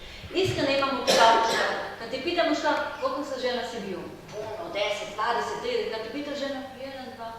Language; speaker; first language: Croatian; non-native, learner; Hebrew